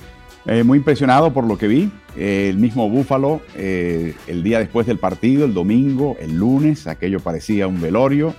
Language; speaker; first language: Spanish; native; Spanish